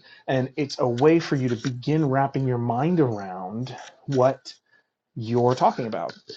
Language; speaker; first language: English; native; English